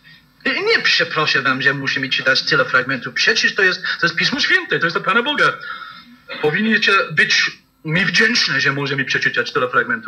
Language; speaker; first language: Polish; non-native, fluent; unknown